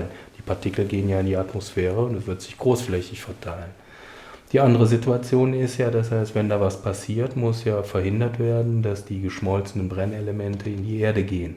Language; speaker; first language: German; native; German